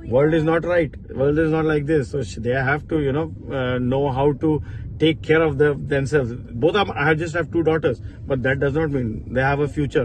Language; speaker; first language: English; non-native, local second language; Hindi